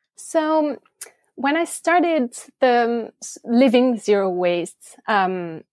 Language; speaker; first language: English; non-native, fluent; French